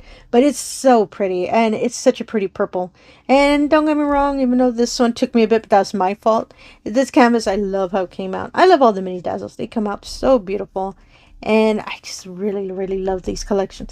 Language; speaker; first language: English; native; English